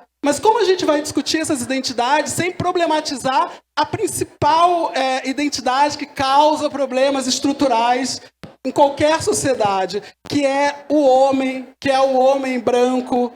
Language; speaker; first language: Portuguese; native; Portuguese